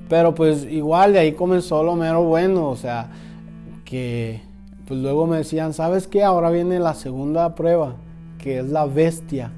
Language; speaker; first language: Spanish; native; Spanish